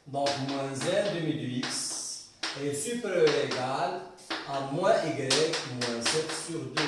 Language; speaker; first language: French; non-native, local second language; Arabic